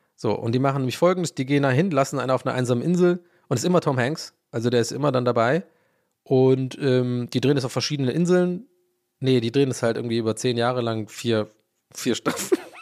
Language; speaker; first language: German; early bilingual, other home language; English